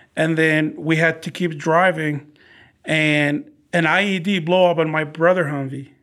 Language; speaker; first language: English; non-native, fluent; Arabic